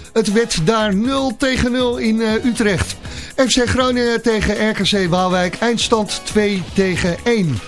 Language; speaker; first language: Dutch; native; Dutch